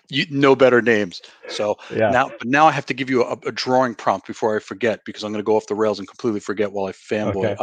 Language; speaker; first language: English; native; English